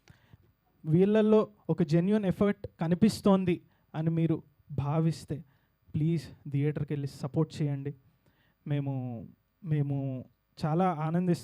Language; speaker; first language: Telugu; native; Telugu